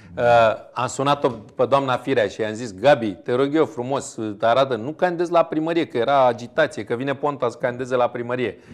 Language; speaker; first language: Romanian; native; Romanian